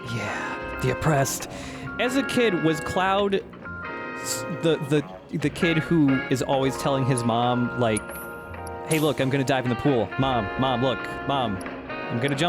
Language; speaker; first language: English; native; English